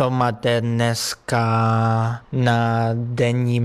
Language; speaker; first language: Czech; non-native, learner; Spanish